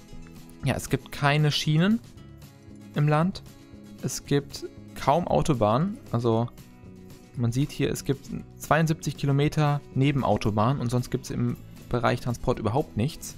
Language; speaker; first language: German; native; German